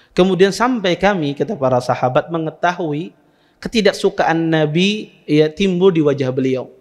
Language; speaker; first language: Indonesian; native; Indonesian